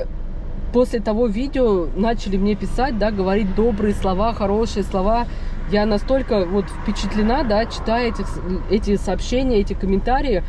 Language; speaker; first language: Russian; native; Russian